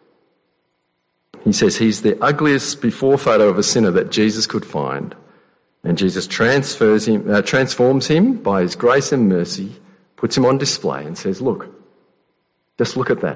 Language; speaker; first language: English; native; English